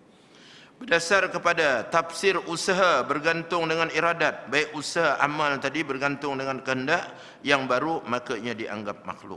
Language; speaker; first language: Malay; native; Malay